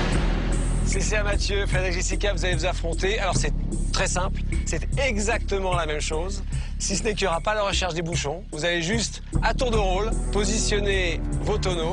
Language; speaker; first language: French; native; French